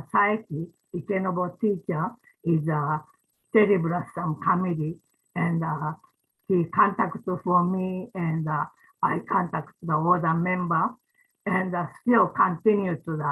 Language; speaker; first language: English; non-native, learner; Japanese